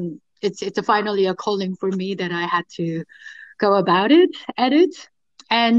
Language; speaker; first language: English; non-native, fluent; Korean